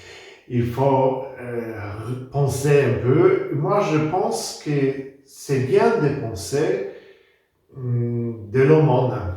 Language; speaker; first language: French; non-native, fluent; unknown